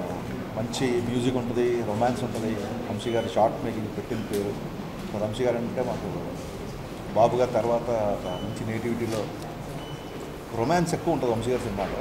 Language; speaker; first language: Telugu; native; Telugu